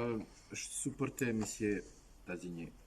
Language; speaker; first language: French; non-native, learner; Russian